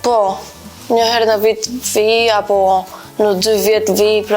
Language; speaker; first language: Albanian; early bilingual, heritage; Albanian